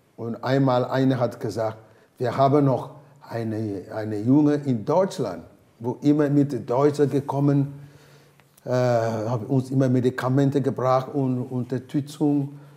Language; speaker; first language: German; non-native, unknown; Ewe